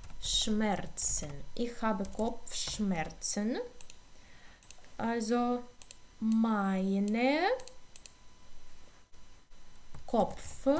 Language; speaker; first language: German; non-native, fluent; Ukrainian